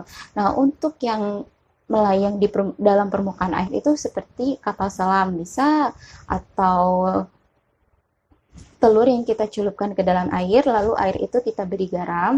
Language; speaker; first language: Indonesian; native; Indonesian